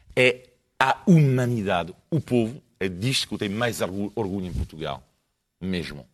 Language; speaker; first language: Portuguese; non-native, fluent; French